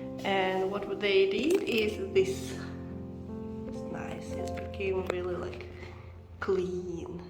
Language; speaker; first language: English; non-native, fluent; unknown